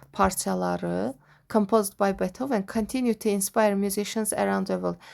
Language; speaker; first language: English; non-native, fluent; Azerbaijani